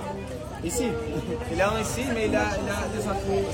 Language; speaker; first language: French; non-native, learner; Portuguese